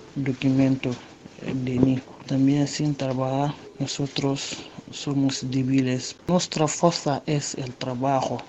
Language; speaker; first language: Spanish; non-native, learner; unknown